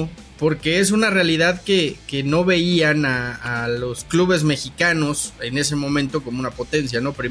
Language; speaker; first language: Spanish; native; Spanish